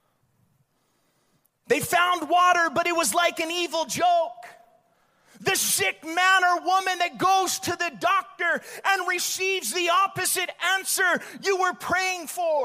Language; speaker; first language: English; native; English